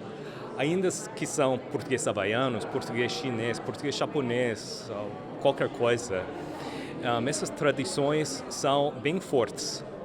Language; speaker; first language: Portuguese; early bilingual, heritage; English